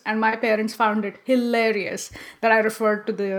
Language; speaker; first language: English; non-native, local second language; Marathi